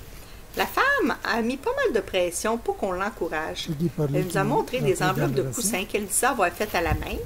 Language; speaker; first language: French; native; French